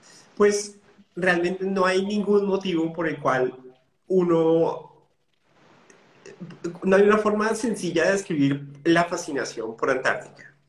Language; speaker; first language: Spanish; native; Spanish